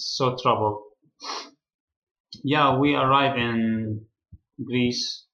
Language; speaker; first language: English; non-native, learner; Arabic